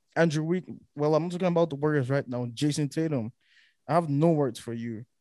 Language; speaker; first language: English; non-native, local second language; Yoruba